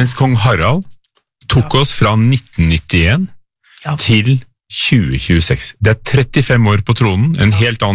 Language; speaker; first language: Norwegian; native; Norwegian